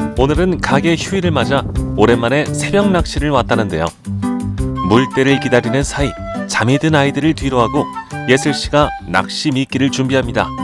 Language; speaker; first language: Korean; native; Korean